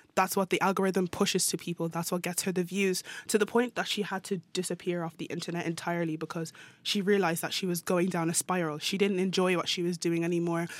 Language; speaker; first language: English; native; English